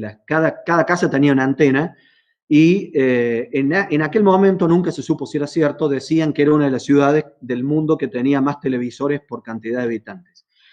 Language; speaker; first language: Spanish; native; Spanish